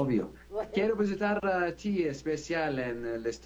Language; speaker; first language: Spanish; non-native, learner; Arabic